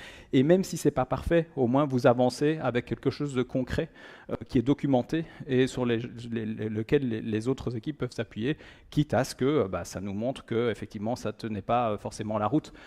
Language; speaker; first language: French; native; French